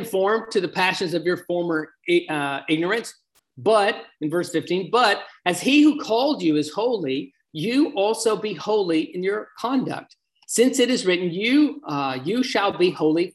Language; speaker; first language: English; native; English